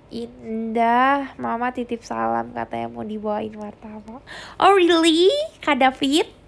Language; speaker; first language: Indonesian; native; Indonesian